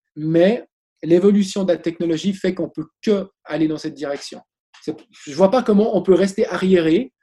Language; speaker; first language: French; native; French